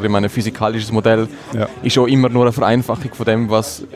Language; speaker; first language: German; native; German